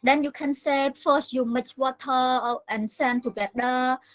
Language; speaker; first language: English; non-native, learner; Khmer